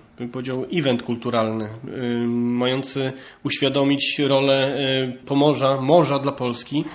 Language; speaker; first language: Polish; native; Polish